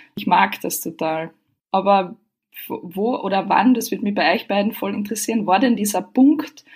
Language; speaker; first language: German; native; German